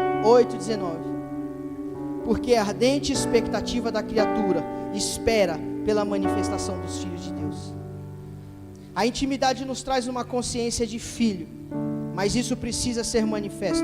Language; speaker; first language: Portuguese; native; Portuguese